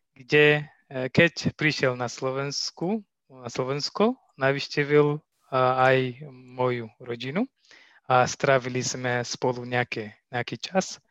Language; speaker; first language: Slovak; non-native, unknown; Tigrinya